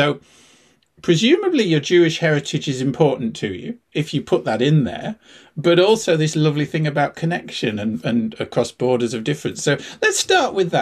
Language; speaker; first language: English; native; English